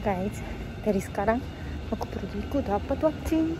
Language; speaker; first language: Indonesian; non-native, learner; Japanese